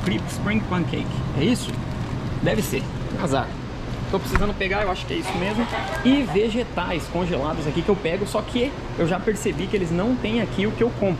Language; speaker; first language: Portuguese; native; Portuguese